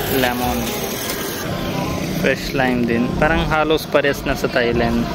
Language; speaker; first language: Filipino; non-native, learner; Punjabi